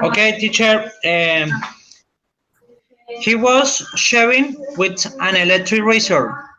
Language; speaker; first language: English; non-native, learner; Spanish